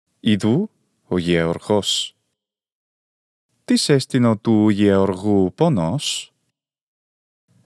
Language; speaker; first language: Greek; non-native, fluent; English